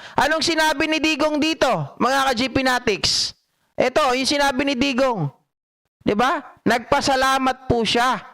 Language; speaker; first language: Filipino; non-native, local second language; Iloko